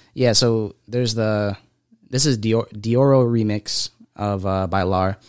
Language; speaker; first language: English; native; English